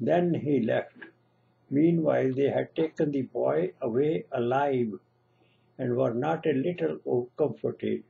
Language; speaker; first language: English; non-native, local second language; Punjabi